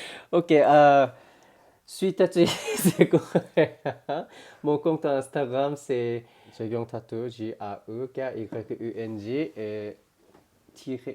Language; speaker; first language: French; non-native, learner; Korean